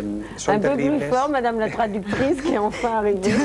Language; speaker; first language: French; native; French